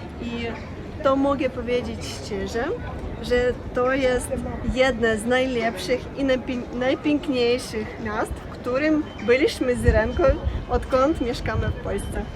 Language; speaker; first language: Polish; non-native, learner; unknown